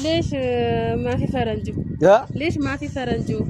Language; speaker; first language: Arabic; non-native, learner; Amharic